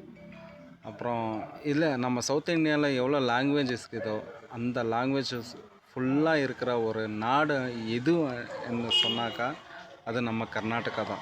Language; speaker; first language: Tamil; non-native, local second language; Kannada